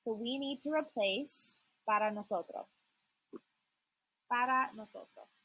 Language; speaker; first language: Spanish; non-native, learner; English